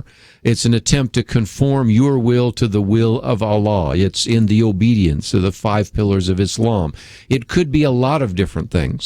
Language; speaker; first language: English; native; English